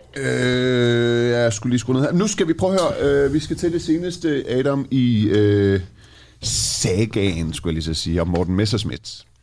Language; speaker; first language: Danish; early bilingual, other home language; Persian